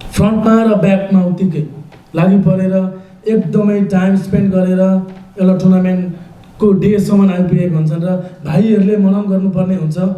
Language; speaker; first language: Nepali; native; Nepali